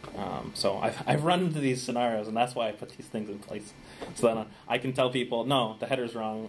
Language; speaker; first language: English; native; English